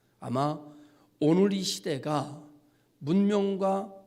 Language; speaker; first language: Korean; native; Korean